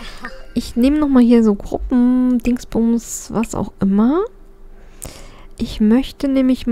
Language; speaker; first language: German; native; German